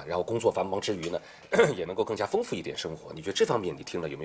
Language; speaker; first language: Chinese; native; Chinese